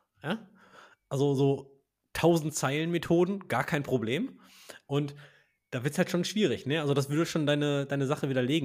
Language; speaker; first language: German; native; German